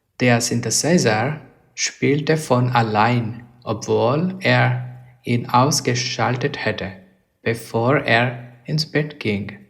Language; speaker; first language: German; non-native, learner; English